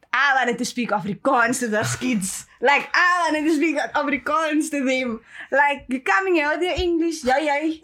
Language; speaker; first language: English; native; English